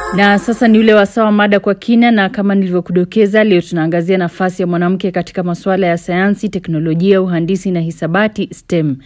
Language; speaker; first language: Swahili; native; Swahili